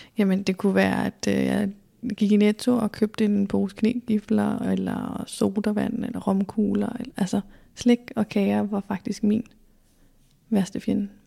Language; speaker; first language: Danish; native; Danish